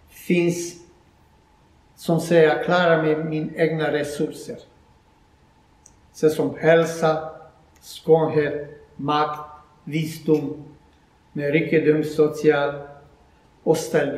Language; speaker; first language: Swedish; non-native, fluent; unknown